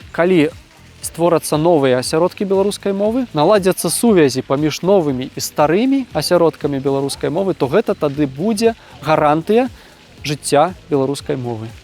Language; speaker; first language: Belarusian; native; Belarusian